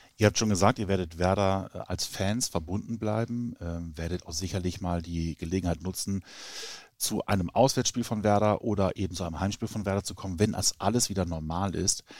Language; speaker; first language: German; native; German